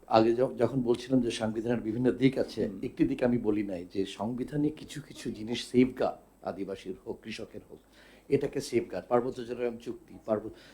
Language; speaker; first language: Bangla; non-native, local second language; Chakma